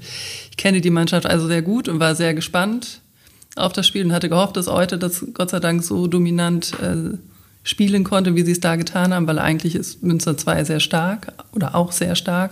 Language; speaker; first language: German; native; German